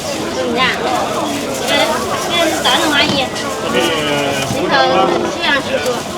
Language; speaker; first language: Chinese; native; Chinese